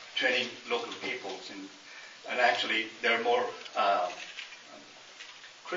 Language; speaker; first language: English; non-native, local second language; Nepali